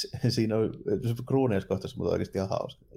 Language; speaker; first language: Finnish; native; Finnish